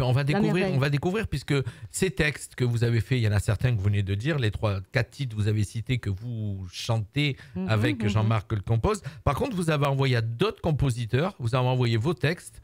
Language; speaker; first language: French; native; French